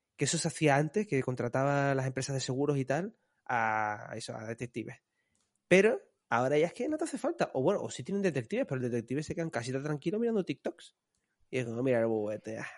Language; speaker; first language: Spanish; native; Spanish